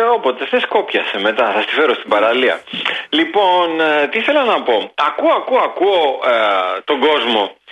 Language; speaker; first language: Greek; native; Greek